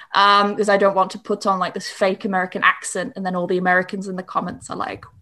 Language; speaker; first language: English; native; English